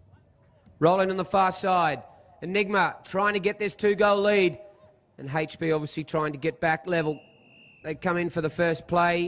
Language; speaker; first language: English; native; English